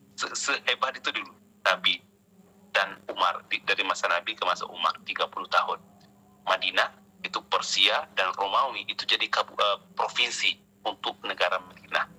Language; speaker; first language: Indonesian; non-native, local second language; Achinese